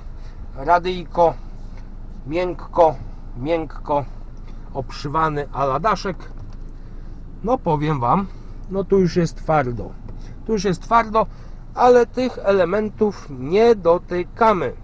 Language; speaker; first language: Polish; native; Polish